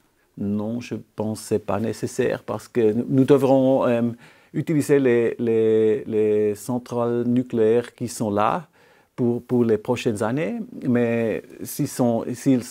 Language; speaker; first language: French; non-native, local second language; German